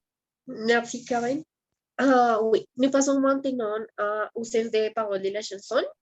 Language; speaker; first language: French; non-native, learner; Spanish